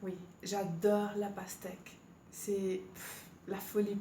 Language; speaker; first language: French; non-native, fluent; Spanish